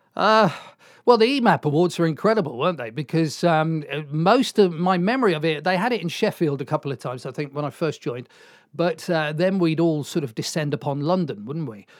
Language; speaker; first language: English; native; English